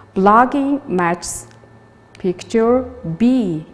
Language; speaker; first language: English; non-native, learner; Mongolian